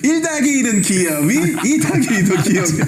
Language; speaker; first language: Korean; native; Korean